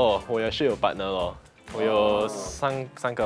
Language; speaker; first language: Chinese; non-native, local second language; English